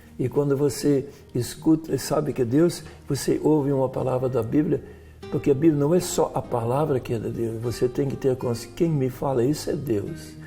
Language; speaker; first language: Portuguese; non-native, fluent; Dutch